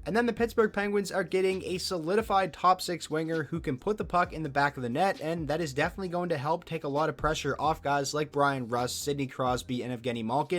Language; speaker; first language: English; native; English